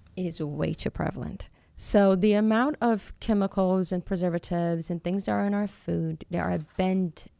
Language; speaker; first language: English; non-native, fluent; Portuguese